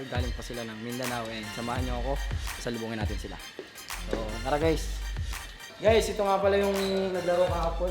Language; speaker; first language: Filipino; native; Filipino